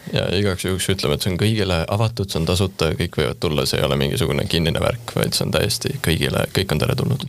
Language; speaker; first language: Estonian; native; Estonian